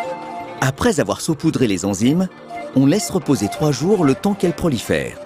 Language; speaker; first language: French; native; French